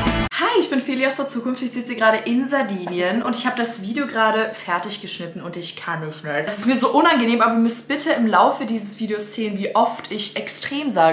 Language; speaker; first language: German; native; German